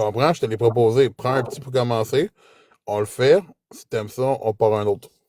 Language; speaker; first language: French; native; French